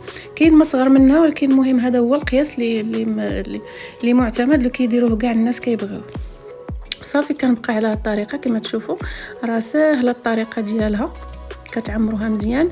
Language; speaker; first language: Arabic; native; Arabic